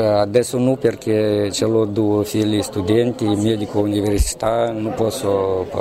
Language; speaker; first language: Italian; non-native, learner; Romanian